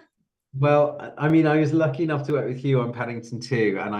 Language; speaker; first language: English; native; English